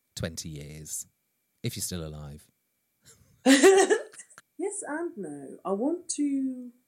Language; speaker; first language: English; non-native, fluent; Swedish